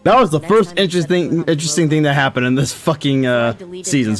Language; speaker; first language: English; native; English